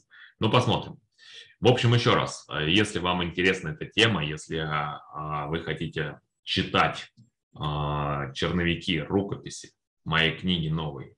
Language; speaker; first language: Russian; native; Russian